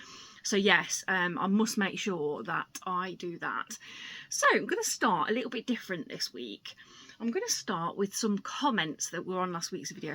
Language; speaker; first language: English; native; English